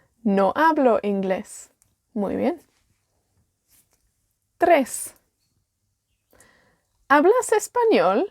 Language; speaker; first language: Spanish; non-native, learner; Welsh